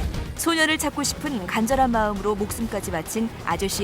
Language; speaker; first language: Korean; native; Korean